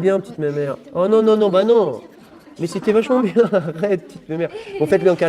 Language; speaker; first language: French; native; French